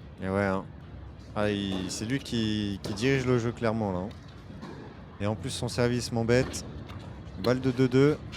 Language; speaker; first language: French; native; French